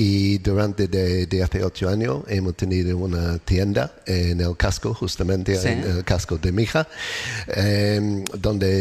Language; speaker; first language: Spanish; non-native, learner; English